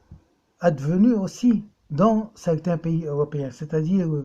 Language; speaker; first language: French; non-native, local second language; Arabic